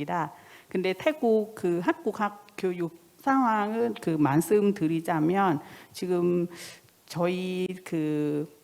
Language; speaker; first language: Korean; non-native, fluent; Thai